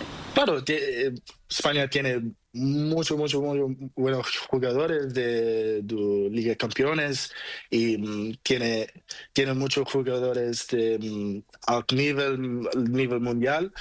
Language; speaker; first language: Spanish; non-native, learner; Portuguese